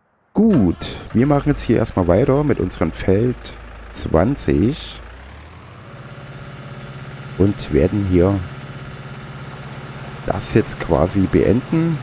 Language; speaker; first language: German; native; German